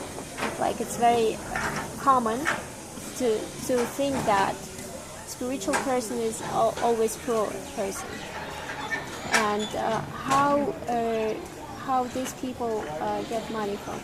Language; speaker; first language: English; non-native, learner; Russian